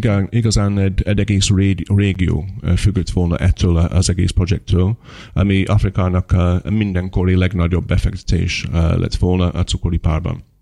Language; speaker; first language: Hungarian; non-native, fluent; English